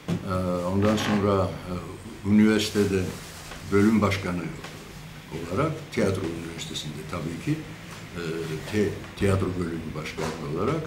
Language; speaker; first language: Turkish; non-native, fluent; Georgian